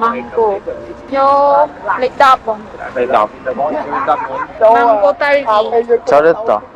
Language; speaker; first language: Korean; non-native, learner; Khmer